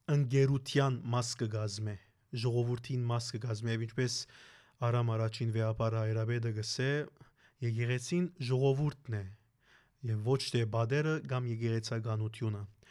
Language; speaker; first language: Armenian; early bilingual, heritage; Armenian